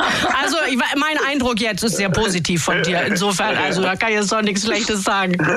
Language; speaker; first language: German; native; German